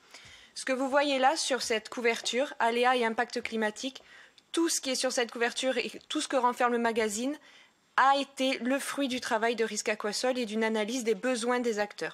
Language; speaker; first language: French; native; French